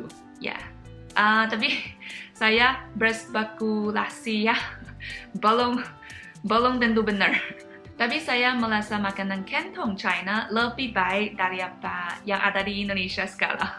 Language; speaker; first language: Indonesian; non-native, fluent; Chinese